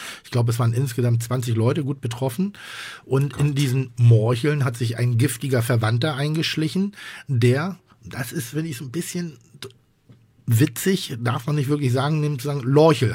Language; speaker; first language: German; native; German